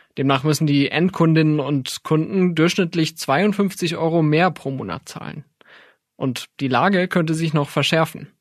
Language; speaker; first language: German; native; German